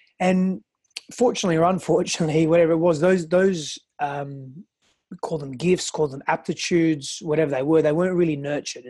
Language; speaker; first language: English; early bilingual, other home language; Greek